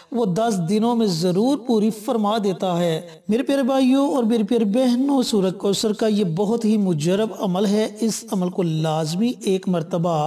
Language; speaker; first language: Urdu; native; Urdu